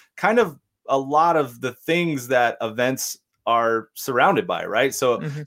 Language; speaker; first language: English; native; English